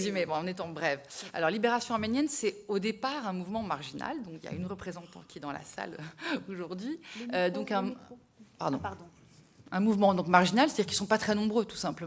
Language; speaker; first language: French; native; French